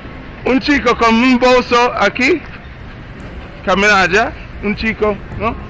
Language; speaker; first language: Spanish; non-native, learner; English